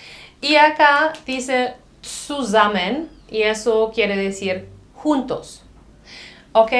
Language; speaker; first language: Spanish; non-native, fluent; German